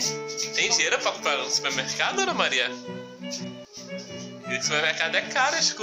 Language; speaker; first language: Portuguese; native; Portuguese